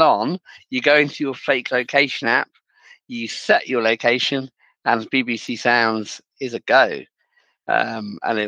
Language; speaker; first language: English; native; English